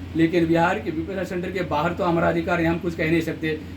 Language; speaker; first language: Hindi; non-native, local second language; Marathi